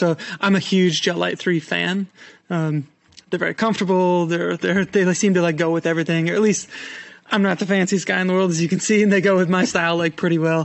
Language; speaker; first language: English; native; English